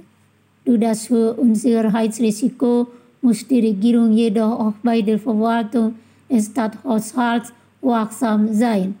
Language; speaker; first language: German; non-native, fluent; Indonesian